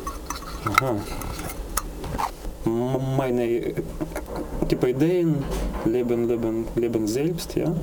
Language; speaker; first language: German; non-native, learner; Russian